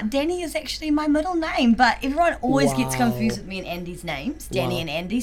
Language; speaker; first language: English; native; English